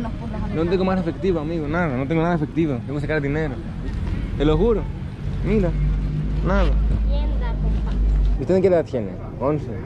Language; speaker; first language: Spanish; non-native, learner; Greek